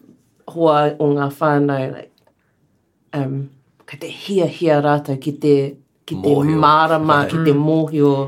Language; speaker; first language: Māori; non-native, local second language; English